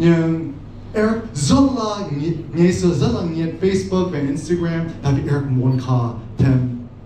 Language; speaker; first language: Vietnamese; non-native, learner; English